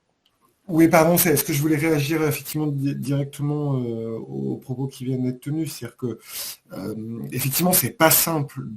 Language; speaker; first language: French; native; French